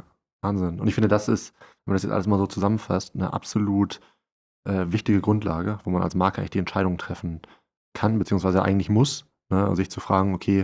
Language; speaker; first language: German; native; German